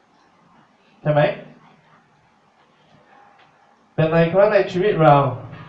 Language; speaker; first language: Thai; non-native, fluent; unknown